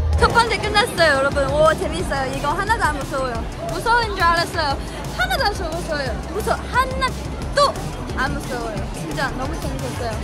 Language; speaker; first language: Korean; non-native, learner; Chinese